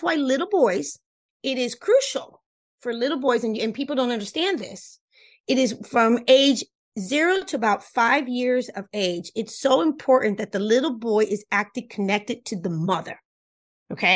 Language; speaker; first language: English; non-native, fluent; Spanish